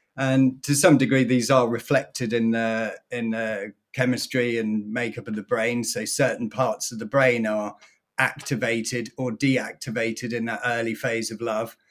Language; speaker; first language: English; native; English